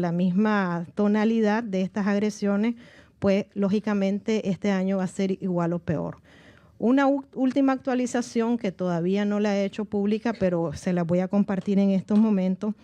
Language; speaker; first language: Spanish; native; Spanish